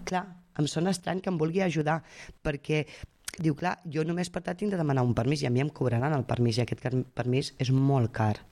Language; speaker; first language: Catalan; non-native, fluent; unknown